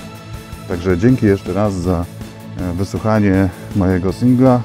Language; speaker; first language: Polish; native; Polish